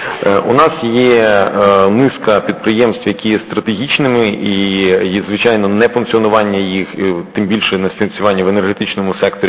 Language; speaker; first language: Ukrainian; native; Ukrainian